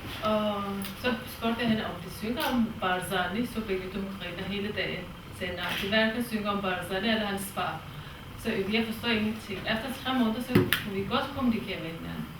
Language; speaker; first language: Danish; non-native, fluent; Kurdish